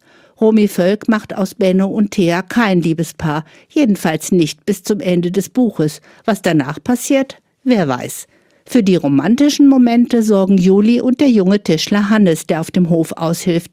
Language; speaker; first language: German; native; German